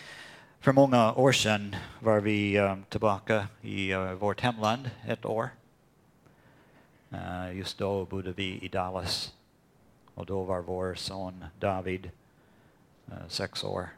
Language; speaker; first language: Swedish; non-native, fluent; English